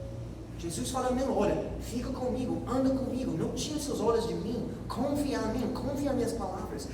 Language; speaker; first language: Portuguese; non-native, fluent; English